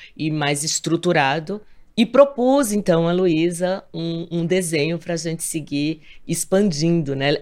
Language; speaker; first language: Portuguese; native; Portuguese